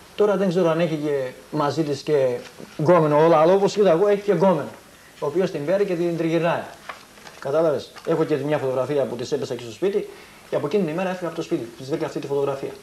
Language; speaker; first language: Greek; early bilingual, heritage; Greek